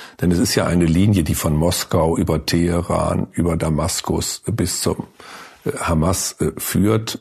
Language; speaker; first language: German; native; German